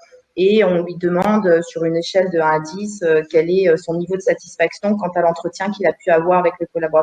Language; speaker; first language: French; native; French